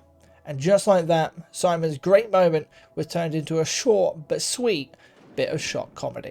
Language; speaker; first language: English; native; English